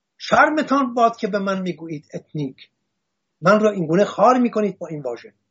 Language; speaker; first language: Persian; non-native, local second language; Assyrian Neo-Aramaic